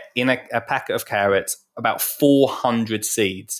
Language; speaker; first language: English; native; English